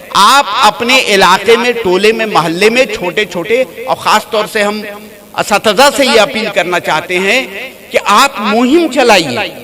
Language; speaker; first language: Urdu; native; Urdu